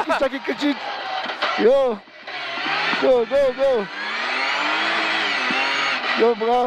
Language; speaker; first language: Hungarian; non-native, learner; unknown